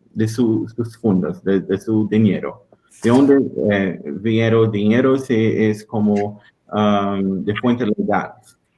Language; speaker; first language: Spanish; non-native, learner; Portuguese